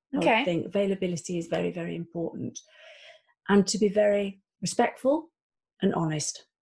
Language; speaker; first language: English; native; English